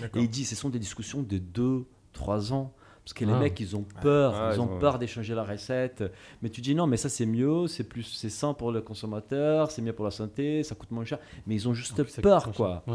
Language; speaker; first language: French; non-native, fluent; Portuguese